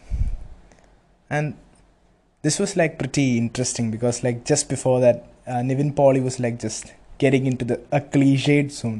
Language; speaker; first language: English; non-native, local second language; Malayalam